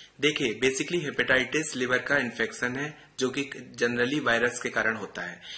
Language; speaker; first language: Hindi; native; Hindi